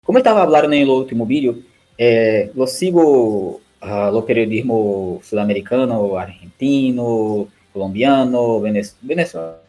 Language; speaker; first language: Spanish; non-native, learner; Portuguese